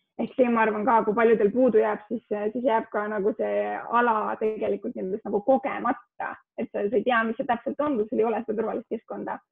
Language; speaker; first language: Estonian; early bilingual, heritage; Estonian